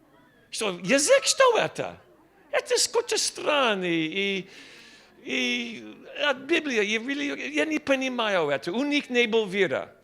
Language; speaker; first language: Russian; non-native, learner; English